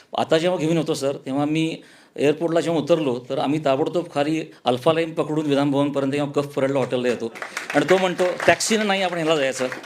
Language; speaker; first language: Marathi; native; Marathi